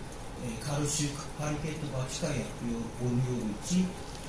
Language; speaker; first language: Turkish; non-native, learner; Japanese